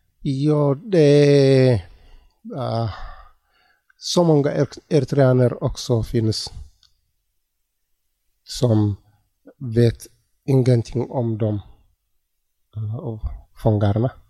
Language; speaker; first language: Swedish; non-native, learner; Tigrinya